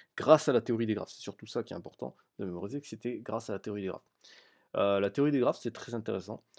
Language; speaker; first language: French; native; French